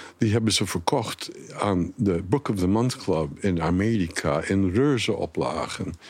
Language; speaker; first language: Dutch; non-native, fluent; English